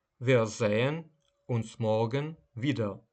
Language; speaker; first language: German; non-native, fluent; Ukrainian